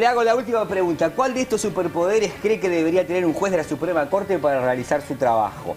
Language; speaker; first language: Spanish; native; Spanish